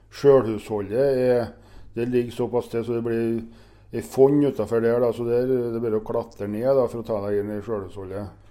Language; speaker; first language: Norwegian; native; Norwegian